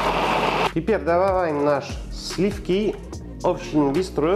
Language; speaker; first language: Russian; non-native, learner; French